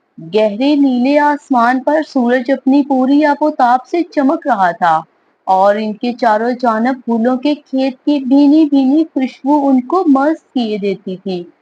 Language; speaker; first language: Urdu; native; Urdu